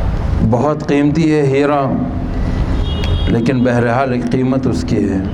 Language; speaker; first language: Urdu; native; Urdu